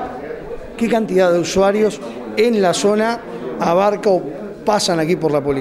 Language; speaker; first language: Spanish; native; Spanish